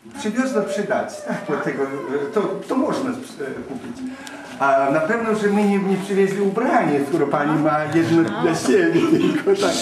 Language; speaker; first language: Polish; early bilingual, heritage; Polish